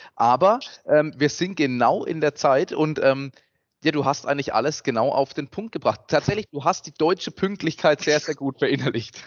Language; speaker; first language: German; native; German